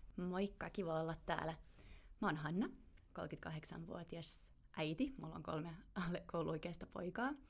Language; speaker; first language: Finnish; non-native, fluent; German